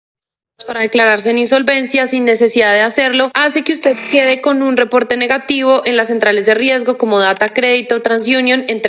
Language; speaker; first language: Spanish; native; Spanish